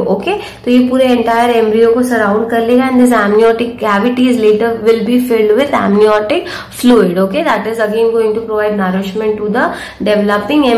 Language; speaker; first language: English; non-native, local second language; Hindi